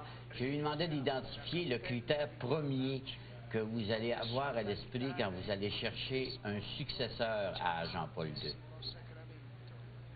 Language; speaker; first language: French; native; French